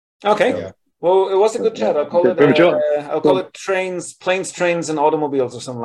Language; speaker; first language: English; native; English